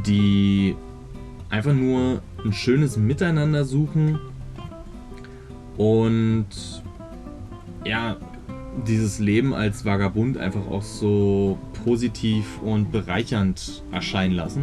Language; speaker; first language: German; native; German